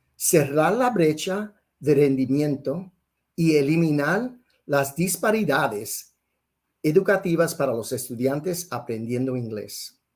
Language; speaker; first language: Spanish; early bilingual, heritage; Spanish